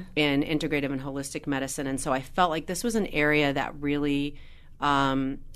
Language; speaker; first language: English; native; English